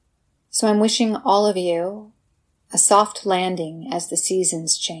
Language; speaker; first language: English; native; English